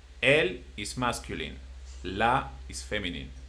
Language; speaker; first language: English; non-native, fluent; Spanish